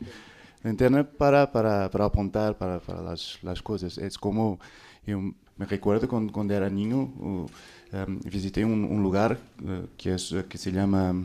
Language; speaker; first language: Spanish; non-native, fluent; Portuguese